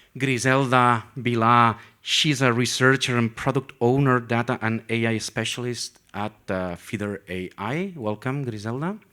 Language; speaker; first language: English; non-native, fluent; Catalan